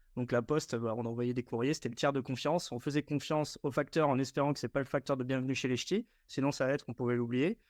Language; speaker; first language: French; native; French